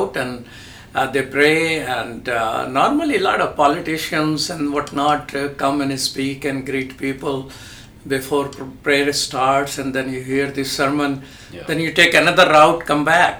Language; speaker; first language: English; non-native, local second language; Urdu